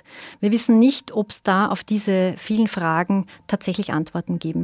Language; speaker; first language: German; native; German